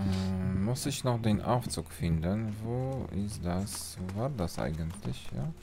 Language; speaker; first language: German; non-native, learner; Polish